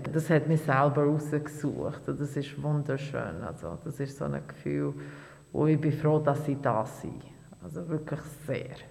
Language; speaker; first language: German; non-native, fluent; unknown